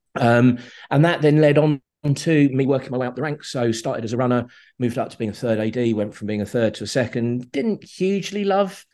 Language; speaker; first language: English; native; English